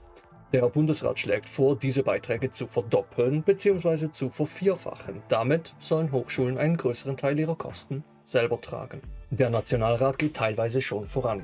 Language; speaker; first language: German; native; German